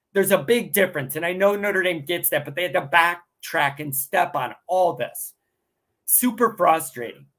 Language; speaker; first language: English; native; English